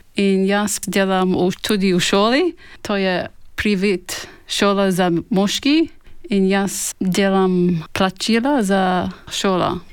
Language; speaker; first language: Slovenian; early bilingual, heritage; Slovenian